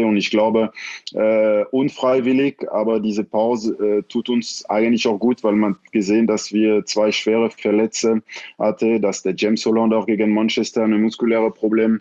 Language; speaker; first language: German; non-native, fluent; French